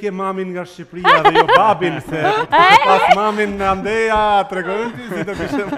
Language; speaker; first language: Albanian; native; Albanian